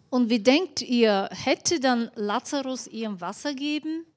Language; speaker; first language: German; non-native, fluent; Bulgarian